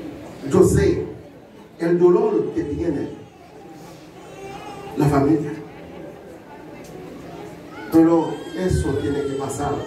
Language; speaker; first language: Spanish; non-native, learner; Haitian Creole